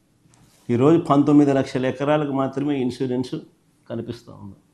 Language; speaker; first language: Telugu; native; Telugu